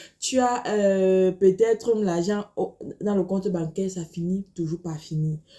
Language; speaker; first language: French; native; French